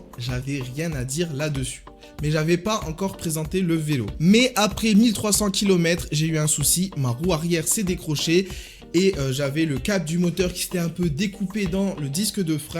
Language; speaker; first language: French; native; French